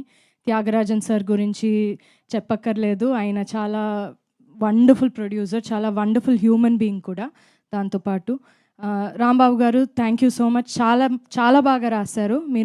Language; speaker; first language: Telugu; non-native, fluent; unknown